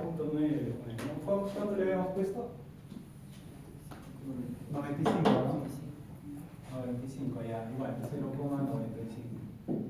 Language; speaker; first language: Spanish; native; Spanish